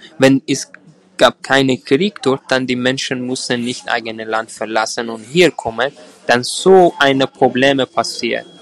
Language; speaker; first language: German; non-native, learner; Persian